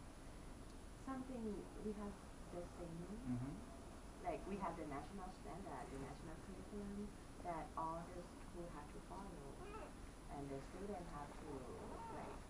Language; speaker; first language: English; non-native, fluent; Thai